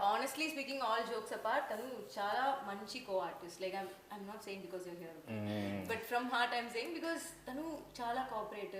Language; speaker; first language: Telugu; non-native, learner; Tamil